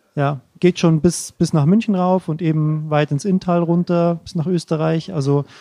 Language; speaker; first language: German; native; German